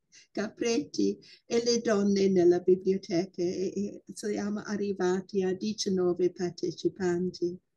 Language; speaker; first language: Italian; non-native, fluent; English